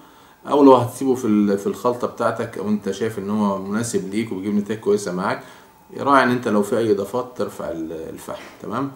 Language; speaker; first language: Arabic; native; Arabic